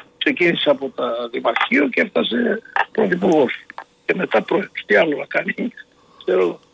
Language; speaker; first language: Greek; early bilingual, heritage; Greek